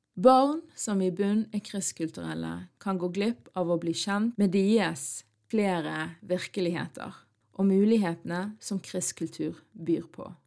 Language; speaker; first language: Norwegian; early bilingual, other home language; Arabic